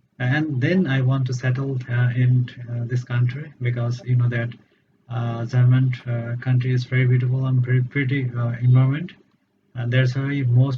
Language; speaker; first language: English; non-native, learner; Bangla